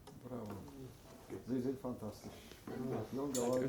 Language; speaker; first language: German; non-native, learner; Latvian